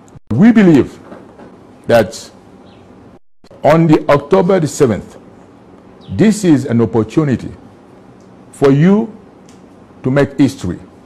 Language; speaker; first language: English; non-native, local second language; French